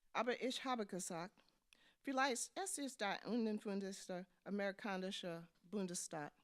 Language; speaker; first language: German; non-native, learner; English